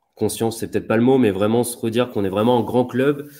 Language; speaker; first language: French; native; French